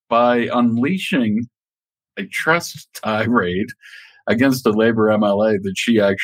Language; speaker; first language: English; native; English